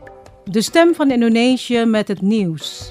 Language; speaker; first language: Dutch; non-native, fluent; Indonesian